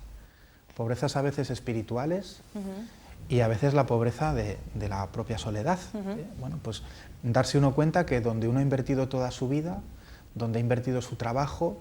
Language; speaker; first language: Spanish; native; Spanish